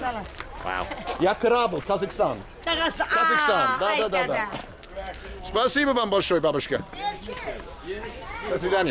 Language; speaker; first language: Russian; non-native, learner; English